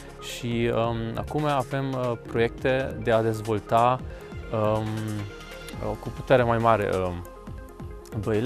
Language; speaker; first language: Romanian; non-native, local second language; Hungarian